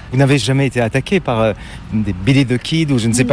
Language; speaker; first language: French; native; French